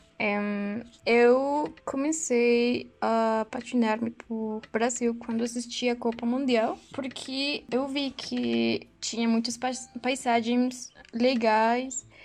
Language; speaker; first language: Portuguese; non-native, learner; Spanish